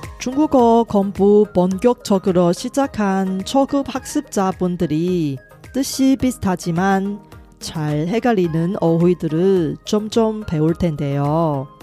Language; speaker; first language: Korean; non-native, fluent; Chinese